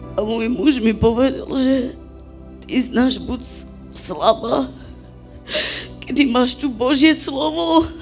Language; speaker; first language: Slovak; non-native, local second language; Romany